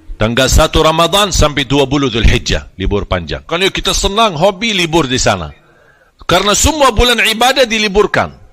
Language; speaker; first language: Malay; non-native, fluent; Arabic